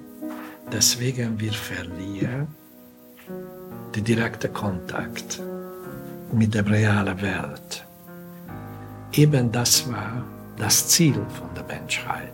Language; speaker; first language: German; non-native, fluent; Hungarian